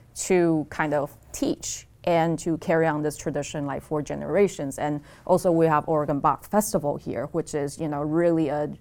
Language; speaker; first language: English; non-native, fluent; Chinese